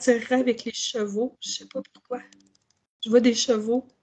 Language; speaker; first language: French; native; French